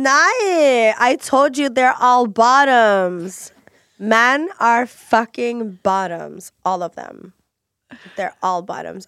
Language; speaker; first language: English; early bilingual, other home language; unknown